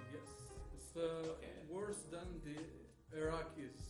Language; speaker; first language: English; non-native, fluent; Arabic